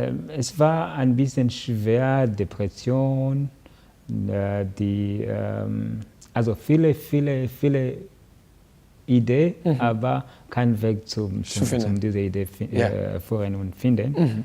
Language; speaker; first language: German; non-native, learner; Kinyarwanda